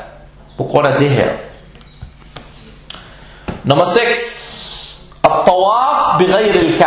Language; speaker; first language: Danish; non-native, fluent; Arabic